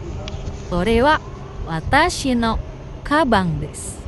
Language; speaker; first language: Japanese; non-native, fluent; Indonesian